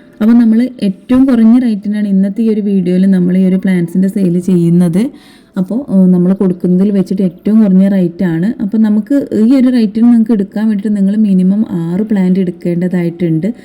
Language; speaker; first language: Malayalam; native; Malayalam